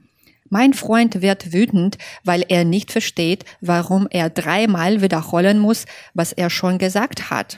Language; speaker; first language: German; non-native, fluent; Belarusian